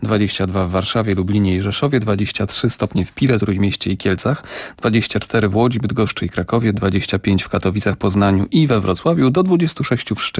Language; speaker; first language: Polish; native; Polish